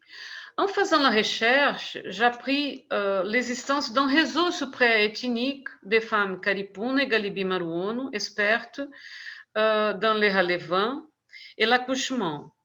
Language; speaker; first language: French; non-native, fluent; Portuguese